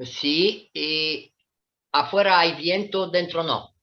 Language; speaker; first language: Spanish; non-native, fluent; Italian